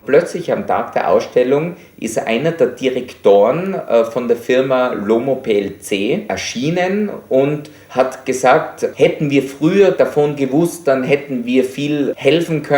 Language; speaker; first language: German; native; German